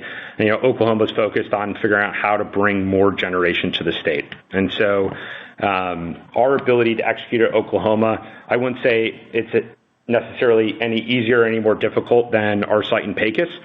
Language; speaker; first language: English; native; English